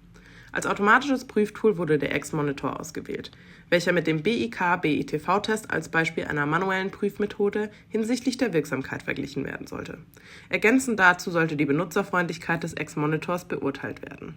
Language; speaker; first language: German; native; German